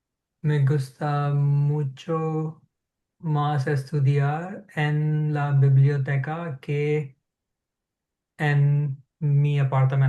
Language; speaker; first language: Spanish; non-native, learner; English